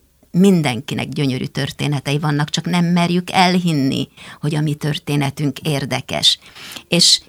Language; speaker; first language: Hungarian; native; Hungarian